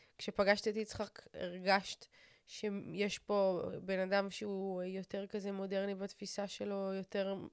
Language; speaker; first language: Hebrew; native; Hebrew